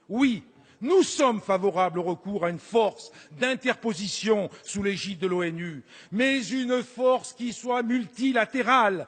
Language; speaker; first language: French; native; French